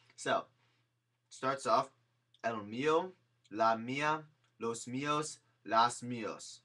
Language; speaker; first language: Spanish; non-native, learner; English